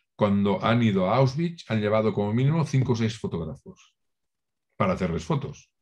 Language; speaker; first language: Spanish; non-native, local second language; Catalan